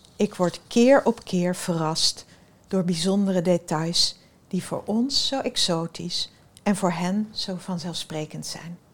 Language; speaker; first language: Dutch; early bilingual, other home language; Swedish